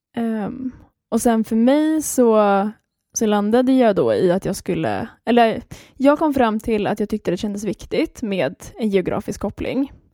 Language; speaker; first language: Swedish; native; Swedish